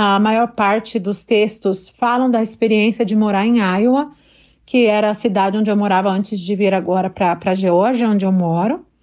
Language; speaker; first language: Portuguese; native; Portuguese